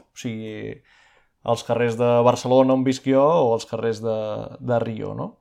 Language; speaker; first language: Catalan; non-native, fluent; Portuguese